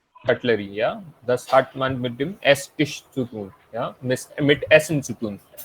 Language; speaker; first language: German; non-native, fluent; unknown